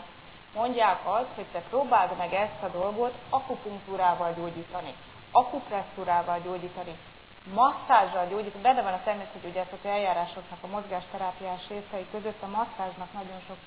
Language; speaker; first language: Hungarian; native; Hungarian